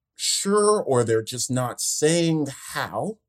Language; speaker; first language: English; native; English